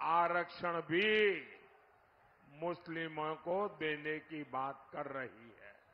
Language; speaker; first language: Hindi; non-native, local second language; Gujarati